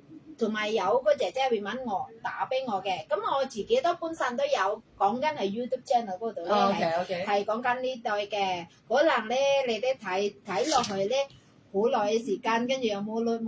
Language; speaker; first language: Cantonese; non-native, fluent; Indonesian